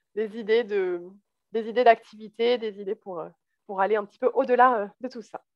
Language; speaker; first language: French; native; French